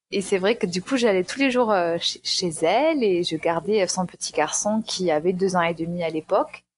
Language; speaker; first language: French; native; French